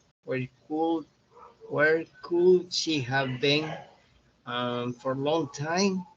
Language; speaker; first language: English; non-native, learner; Spanish